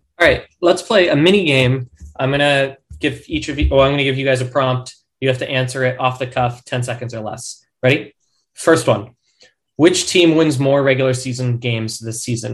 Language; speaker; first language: English; native; English